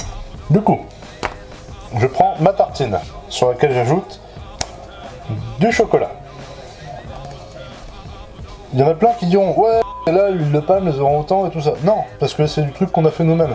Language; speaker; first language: French; native; French